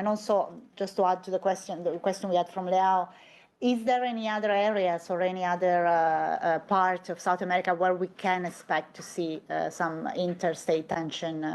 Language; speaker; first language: English; non-native, fluent; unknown